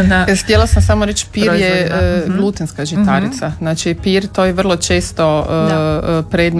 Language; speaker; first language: Serbian; native; Serbian